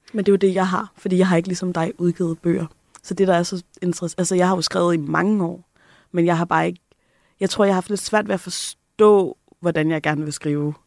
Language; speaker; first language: Danish; native; Danish